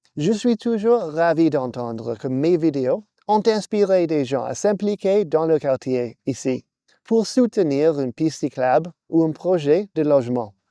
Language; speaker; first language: French; non-native, fluent; English